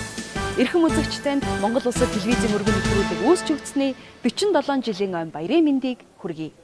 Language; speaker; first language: Mongolian; native; Mongolian